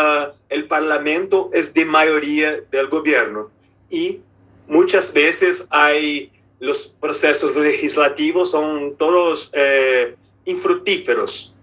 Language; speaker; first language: Spanish; non-native, fluent; Portuguese